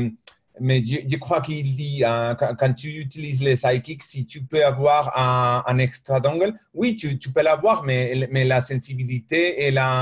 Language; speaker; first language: French; non-native, learner; Spanish